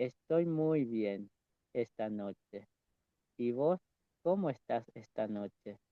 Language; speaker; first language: Spanish; non-native, local second language; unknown